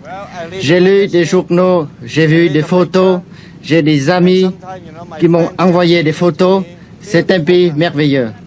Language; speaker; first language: French; non-native, fluent; Vietnamese